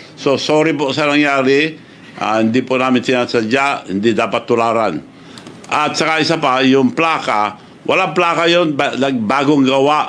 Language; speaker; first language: Filipino; non-native, local second language; Iloko